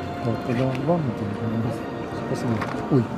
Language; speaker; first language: Russian; native; Russian